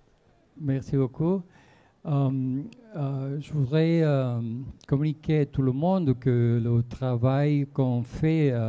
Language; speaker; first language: French; non-native, fluent; Spanish